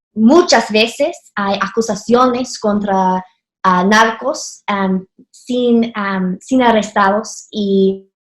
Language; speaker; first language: Spanish; non-native, fluent; English